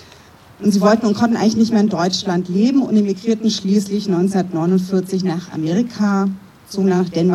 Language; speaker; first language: German; native; German